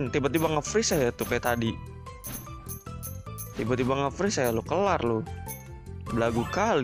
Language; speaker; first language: Indonesian; native; Indonesian